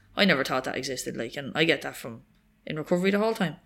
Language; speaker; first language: English; native; English